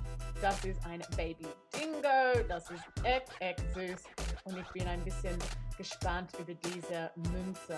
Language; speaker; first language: German; non-native, fluent; English